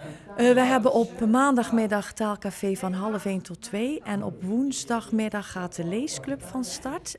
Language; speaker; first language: Dutch; native; Dutch